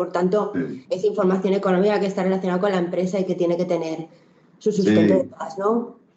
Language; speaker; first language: Spanish; native; Spanish